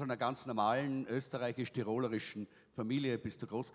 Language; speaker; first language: German; native; German